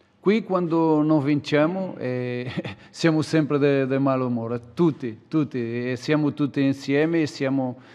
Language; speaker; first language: Italian; non-native, learner; Portuguese